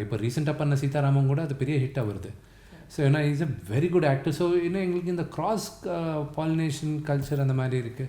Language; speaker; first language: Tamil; non-native, local second language; Telugu